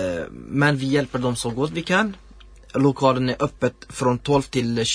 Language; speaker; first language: Swedish; non-native, learner; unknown